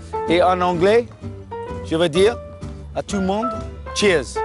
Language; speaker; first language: French; non-native, learner; English